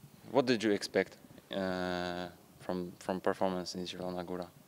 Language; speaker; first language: English; non-native, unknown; Polish